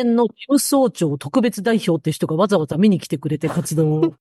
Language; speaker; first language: Japanese; native; Japanese